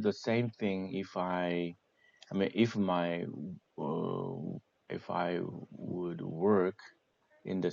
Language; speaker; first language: English; non-native, learner; Korean